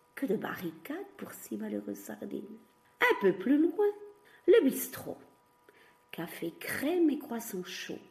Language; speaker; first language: French; non-native, fluent; Portuguese